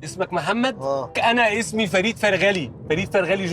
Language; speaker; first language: Arabic; native; Arabic